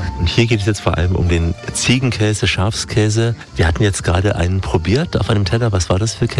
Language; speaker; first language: German; native; German